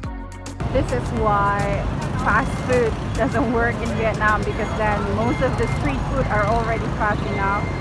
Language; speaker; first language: English; non-native, fluent; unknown